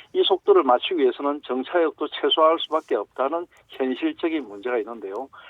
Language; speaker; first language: Korean; native; Korean